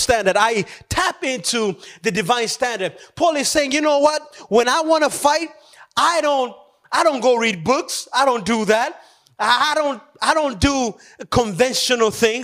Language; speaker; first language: English; non-native, local second language; Nyanja